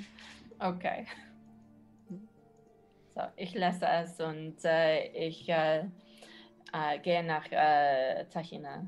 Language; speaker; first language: German; non-native, learner; English